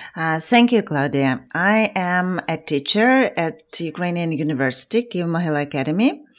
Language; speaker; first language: English; non-native, fluent; Ukrainian